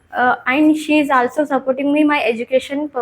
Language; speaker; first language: English; non-native, learner; Kannada